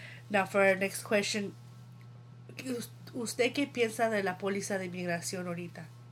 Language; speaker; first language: Spanish; early bilingual, heritage; Spanish